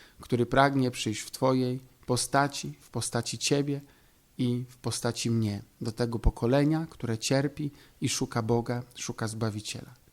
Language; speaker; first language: Polish; native; Polish